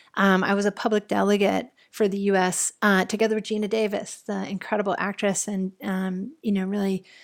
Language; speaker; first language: English; native; English